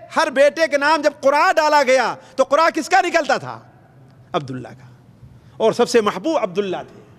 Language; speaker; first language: Urdu; native; Urdu